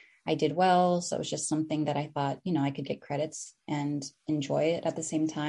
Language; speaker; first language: English; early bilingual, other home language; Filipino